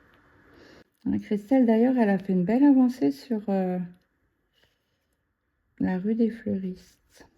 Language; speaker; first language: French; native; French